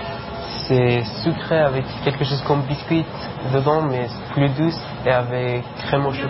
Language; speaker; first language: French; non-native, learner; Persian